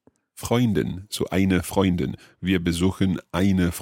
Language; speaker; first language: German; non-native, learner; English